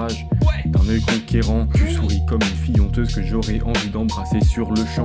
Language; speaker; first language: French; native; French